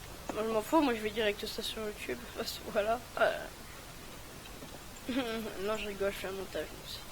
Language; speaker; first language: French; native; French